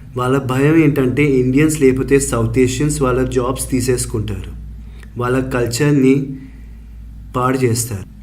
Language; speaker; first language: Telugu; early bilingual, heritage; Telugu